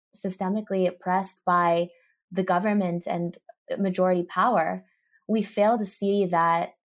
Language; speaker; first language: English; early bilingual, other home language; Japanese